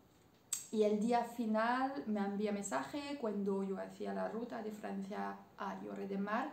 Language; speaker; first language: Spanish; non-native, learner; French